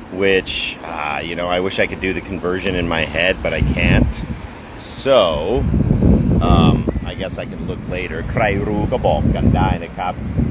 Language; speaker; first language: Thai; non-native, fluent; English